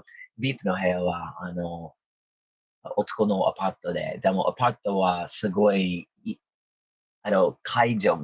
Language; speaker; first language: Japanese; non-native, learner; English